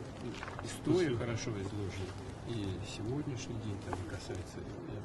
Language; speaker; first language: Russian; native; Russian